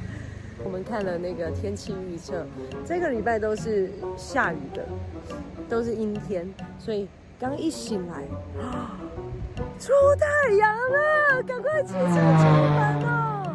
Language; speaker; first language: Chinese; native; Chinese